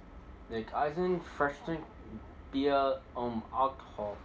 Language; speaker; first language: German; non-native, learner; English